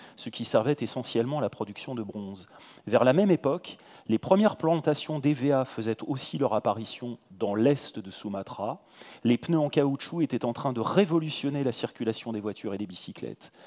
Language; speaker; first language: French; native; French